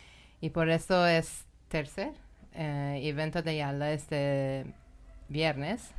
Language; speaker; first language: Spanish; non-native, learner; Persian